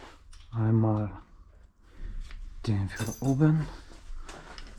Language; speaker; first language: German; non-native, learner; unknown